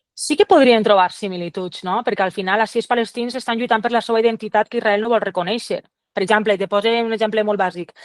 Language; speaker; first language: Catalan; native; Catalan